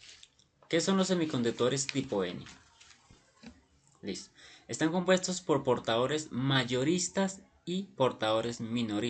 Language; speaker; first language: Spanish; native; Spanish